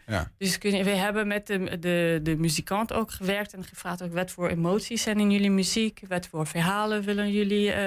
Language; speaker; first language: Dutch; non-native, learner; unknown